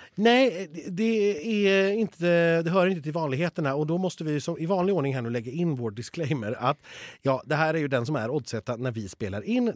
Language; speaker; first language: Swedish; native; Swedish